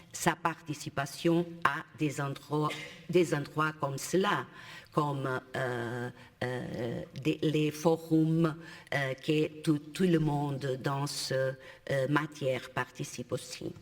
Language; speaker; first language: French; non-native, fluent; Portuguese